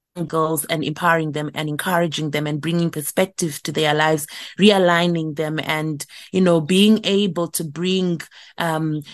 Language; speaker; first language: English; non-native, local second language; Shona